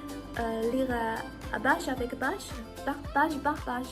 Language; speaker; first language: French; non-native, learner; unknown